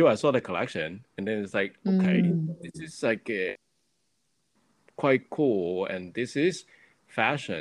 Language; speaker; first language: English; non-native, local second language; Cantonese